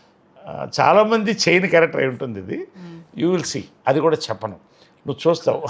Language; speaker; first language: Telugu; native; Telugu